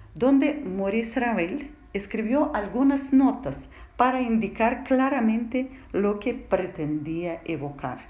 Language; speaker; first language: Spanish; non-native, fluent; Russian